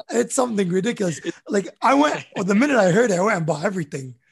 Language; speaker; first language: English; early bilingual, other home language; Arabic